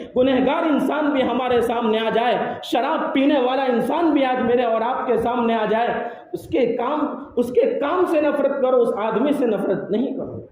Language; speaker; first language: Urdu; non-native, local second language; Gujarati